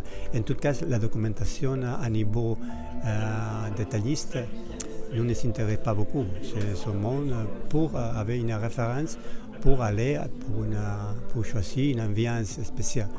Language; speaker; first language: French; non-native, fluent; Spanish